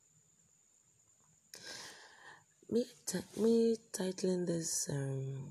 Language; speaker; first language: English; non-native, local second language; Igbo